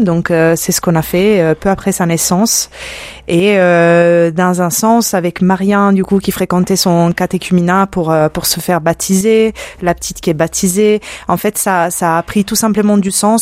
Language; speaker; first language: French; non-native, fluent; Italian